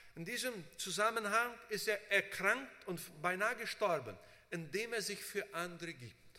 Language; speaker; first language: German; early bilingual, heritage; Portuguese